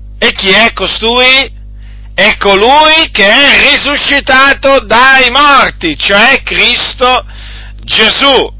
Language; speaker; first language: Italian; native; Italian